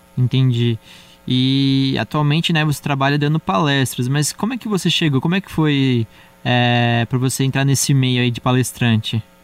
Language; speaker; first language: Portuguese; native; Portuguese